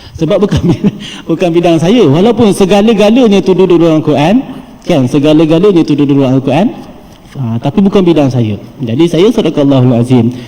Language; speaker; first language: Malay; native; Malay